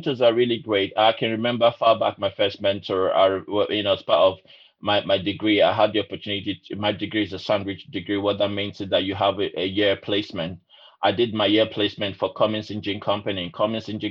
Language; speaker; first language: English; non-native, local second language; Igbo